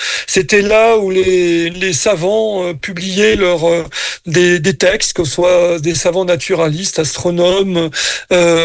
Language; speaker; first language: French; native; French